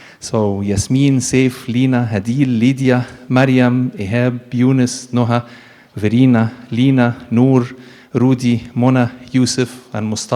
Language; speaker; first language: English; non-native, fluent; Arabic